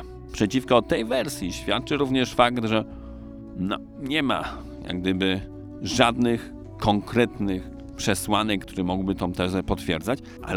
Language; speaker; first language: Polish; native; Polish